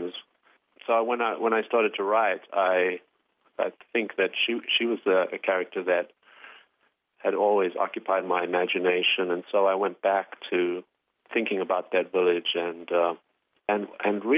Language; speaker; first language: English; native; English